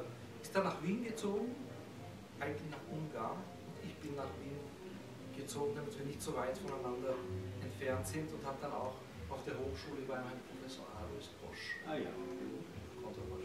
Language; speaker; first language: German; early bilingual, other home language; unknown